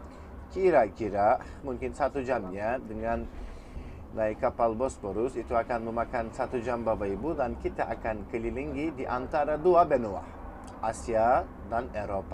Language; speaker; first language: Indonesian; non-native, fluent; Turkish